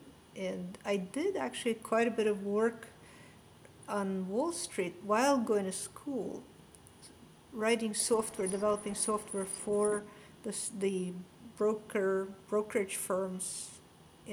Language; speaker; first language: English; non-native, fluent; Russian